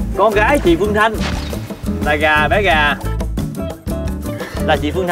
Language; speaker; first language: Vietnamese; native; Vietnamese